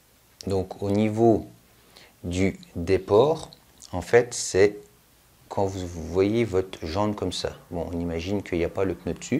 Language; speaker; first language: French; native; French